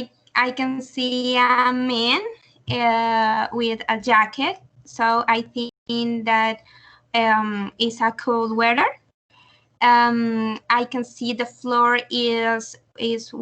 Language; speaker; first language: English; non-native, learner; Spanish